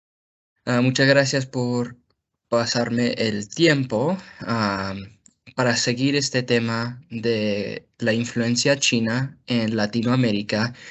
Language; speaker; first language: Spanish; non-native, learner; English